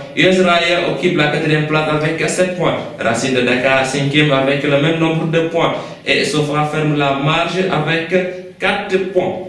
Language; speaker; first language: French; non-native, local second language; Wolof